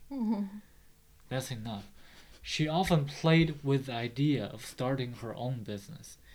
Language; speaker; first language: English; non-native, fluent; Chinese